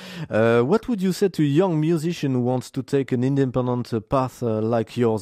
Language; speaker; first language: English; non-native, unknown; French